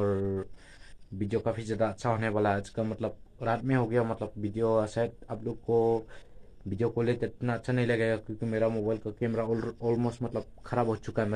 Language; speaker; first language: Hindi; non-native, local second language; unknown